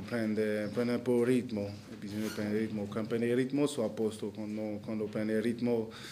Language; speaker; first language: Italian; non-native, learner; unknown